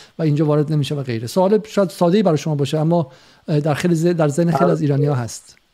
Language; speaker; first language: Persian; native; Persian